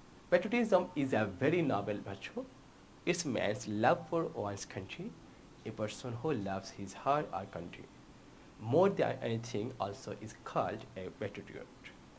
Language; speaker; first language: English; non-native, local second language; Bangla